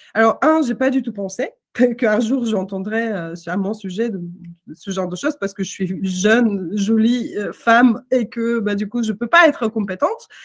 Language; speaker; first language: French; non-native, fluent; Russian